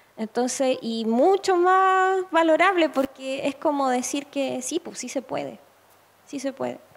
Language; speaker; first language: Spanish; native; Spanish